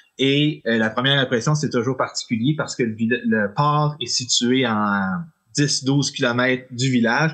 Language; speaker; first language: French; native; French